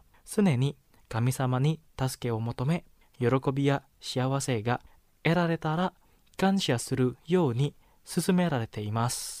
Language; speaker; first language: Japanese; non-native, fluent; Indonesian